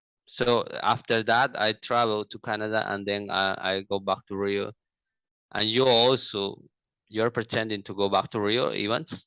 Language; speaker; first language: English; non-native, learner; Portuguese